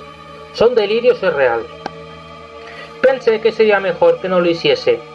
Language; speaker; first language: Spanish; native; Spanish